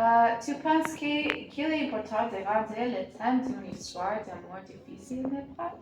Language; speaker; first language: French; non-native, learner; English